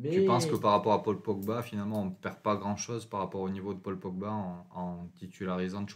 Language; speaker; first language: French; native; French